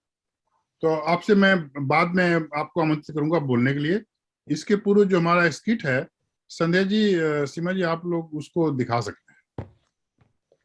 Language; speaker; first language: Hindi; native; Hindi